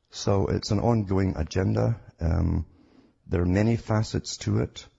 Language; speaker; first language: English; native; English